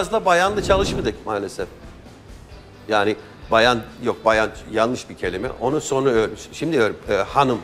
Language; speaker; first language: Turkish; non-native, fluent; English